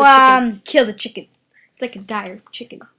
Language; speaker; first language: English; native; English